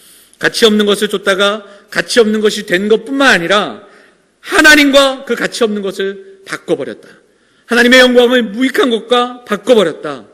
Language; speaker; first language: Korean; native; Korean